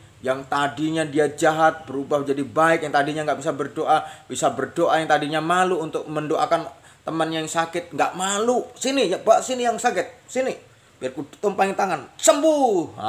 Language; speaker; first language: Indonesian; native; Indonesian